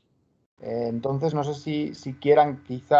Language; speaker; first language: Spanish; native; Spanish